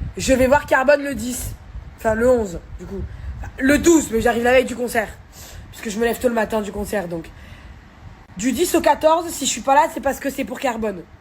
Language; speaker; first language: French; native; French